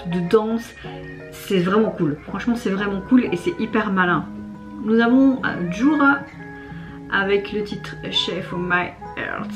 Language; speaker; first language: French; native; French